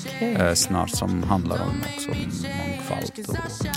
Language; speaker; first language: Swedish; non-native, fluent; Arabic